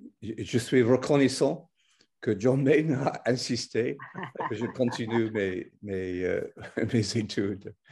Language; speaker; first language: French; non-native, fluent; English